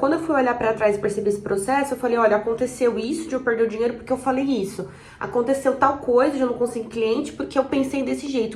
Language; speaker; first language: Portuguese; native; Portuguese